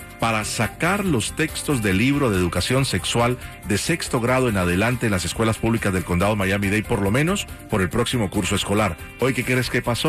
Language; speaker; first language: Spanish; native; Spanish